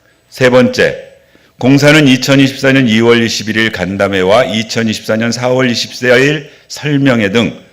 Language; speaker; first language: Korean; native; Korean